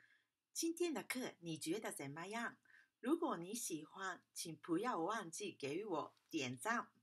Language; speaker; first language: Chinese; non-native, fluent; Japanese